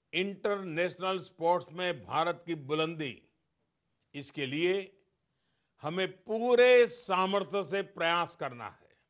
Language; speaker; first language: Hindi; non-native, local second language; Gujarati